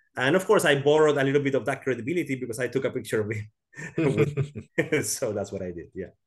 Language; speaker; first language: English; non-native, fluent; Spanish